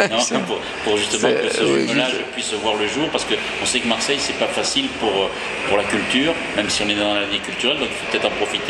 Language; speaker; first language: French; native; French